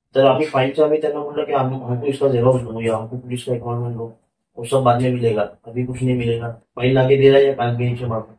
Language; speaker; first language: Hindi; non-native, local second language; Marathi